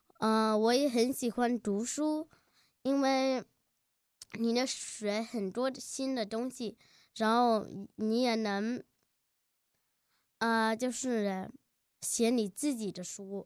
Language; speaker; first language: Chinese; early bilingual, heritage; Chinese